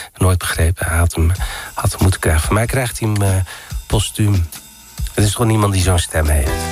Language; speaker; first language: Dutch; early bilingual, other home language; Riffian